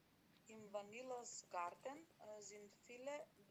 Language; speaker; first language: German; non-native, learner; Macedonian